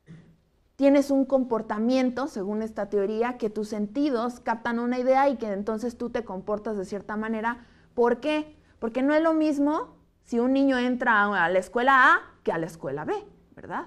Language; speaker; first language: Spanish; native; Spanish